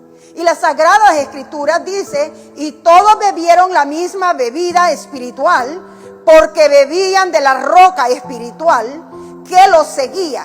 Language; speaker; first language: Spanish; native; Spanish